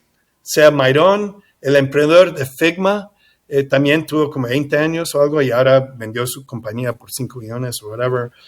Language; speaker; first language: Spanish; early bilingual, heritage; English